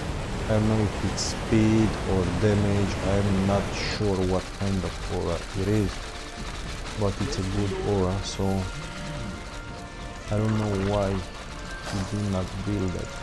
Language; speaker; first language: English; non-native, fluent; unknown